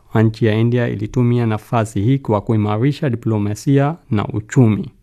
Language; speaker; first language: Swahili; non-native, fluent; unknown